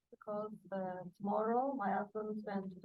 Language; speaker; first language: English; non-native, learner; Turkish